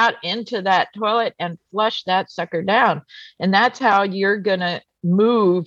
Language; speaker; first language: English; native; English